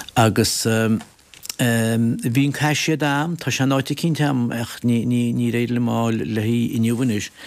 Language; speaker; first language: Irish; native; Irish